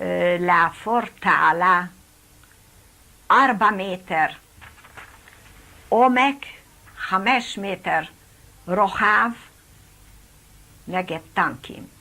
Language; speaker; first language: Hebrew; non-native, fluent; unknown